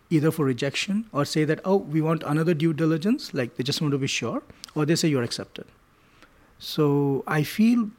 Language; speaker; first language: English; non-native, local second language; Hindi